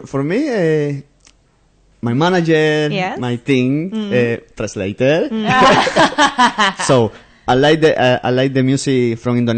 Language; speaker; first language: English; non-native, learner; Spanish